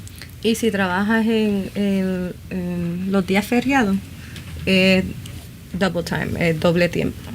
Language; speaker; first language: Spanish; early bilingual, other home language; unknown